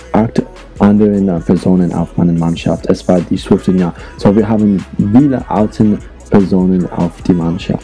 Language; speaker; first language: German; non-native, learner; English